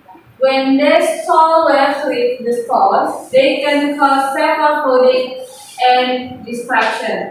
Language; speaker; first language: English; non-native, learner; Indonesian